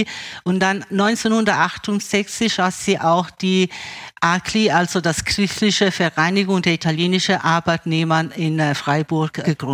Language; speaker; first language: German; early bilingual, other home language; Italian